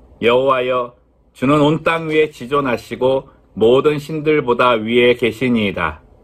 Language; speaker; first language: Korean; native; Korean